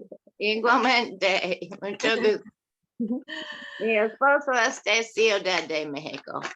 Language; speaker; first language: Spanish; non-native, learner; English